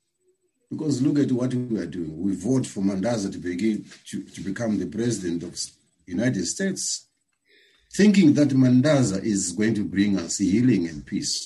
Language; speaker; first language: English; non-native, local second language; Shona